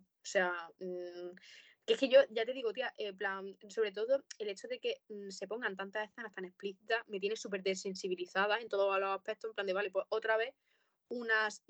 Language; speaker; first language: Spanish; native; Spanish